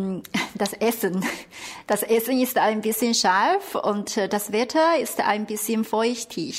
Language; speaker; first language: German; non-native, fluent; Chinese